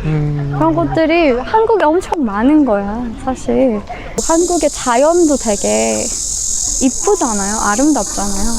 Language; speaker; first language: Korean; non-native, fluent; Persian